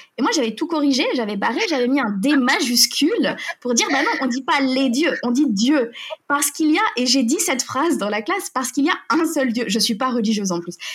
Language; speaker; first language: French; native; French